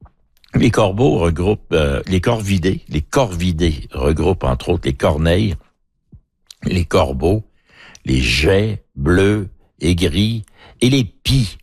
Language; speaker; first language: French; native; French